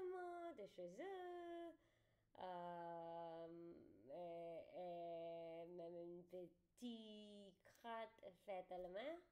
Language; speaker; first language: French; non-native, learner; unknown